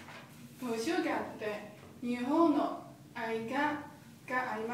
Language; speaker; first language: Japanese; non-native, learner; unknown